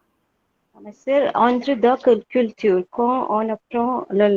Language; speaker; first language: French; non-native, fluent; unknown